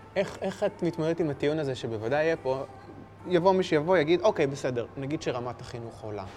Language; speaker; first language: Hebrew; native; Hebrew